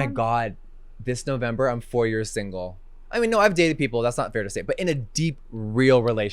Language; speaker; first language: English; native; English